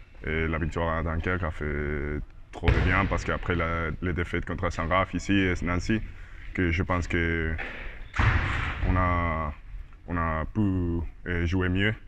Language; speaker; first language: French; non-native, learner; Spanish